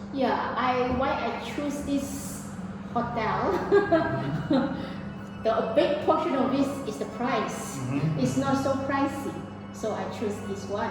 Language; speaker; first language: English; non-native, learner; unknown